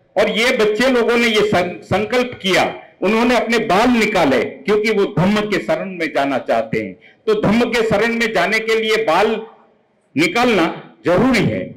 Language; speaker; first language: Hindi; non-native, local second language; Marathi